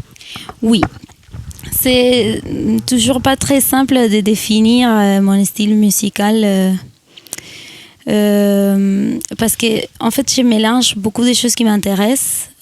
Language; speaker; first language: French; non-native, fluent; Spanish